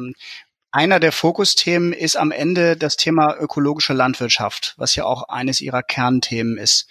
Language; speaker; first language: German; native; German